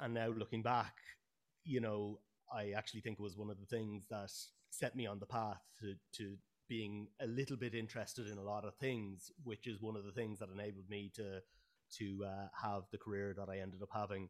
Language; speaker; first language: English; native; English